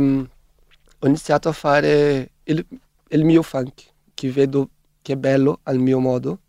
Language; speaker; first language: Italian; non-native, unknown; Portuguese